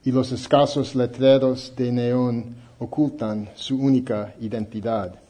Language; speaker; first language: Spanish; non-native, fluent; English